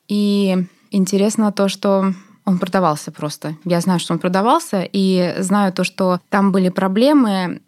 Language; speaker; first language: Russian; native; Russian